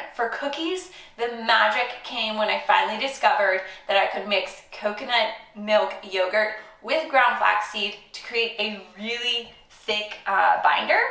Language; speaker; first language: English; native; English